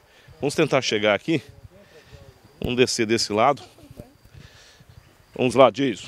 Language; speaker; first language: Portuguese; native; Portuguese